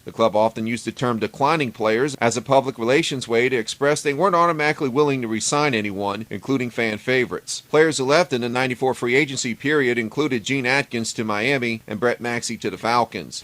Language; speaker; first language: English; native; English